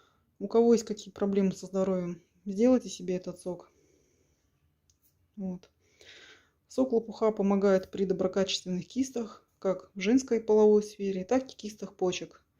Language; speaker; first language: Russian; native; Russian